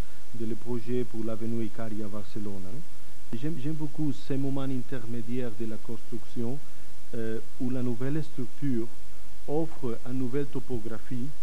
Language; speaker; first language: French; non-native, fluent; Catalan